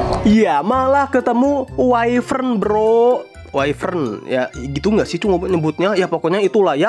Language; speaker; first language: Indonesian; native; Indonesian